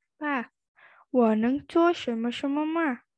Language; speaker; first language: Chinese; non-native, fluent; Indonesian